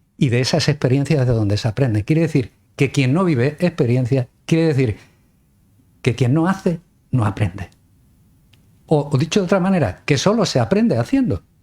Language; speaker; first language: Spanish; native; Spanish